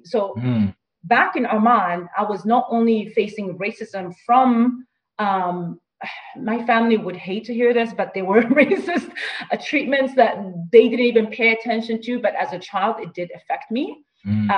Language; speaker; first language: English; non-native, fluent; Arabic